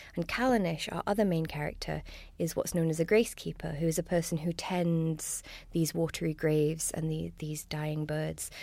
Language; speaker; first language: English; native; English